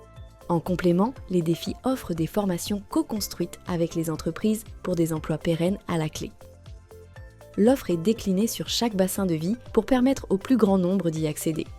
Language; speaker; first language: French; native; French